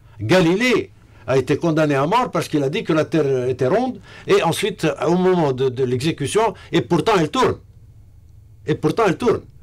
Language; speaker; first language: French; non-native, local second language; Arabic